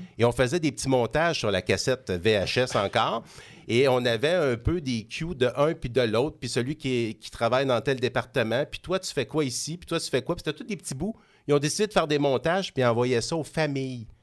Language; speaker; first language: French; native; French